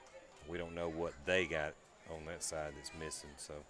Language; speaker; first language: English; native; English